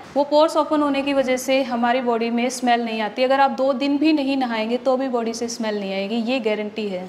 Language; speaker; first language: Hindi; native; Hindi